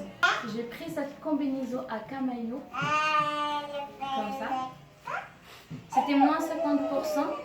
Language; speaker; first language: French; non-native, fluent; Arabic